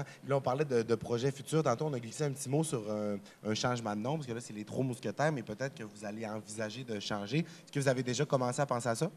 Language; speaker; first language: French; native; French